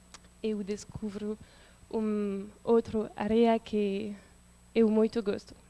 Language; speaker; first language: Portuguese; non-native, learner; French